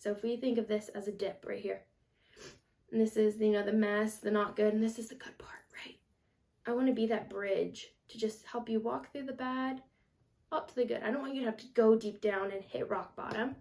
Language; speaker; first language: English; native; English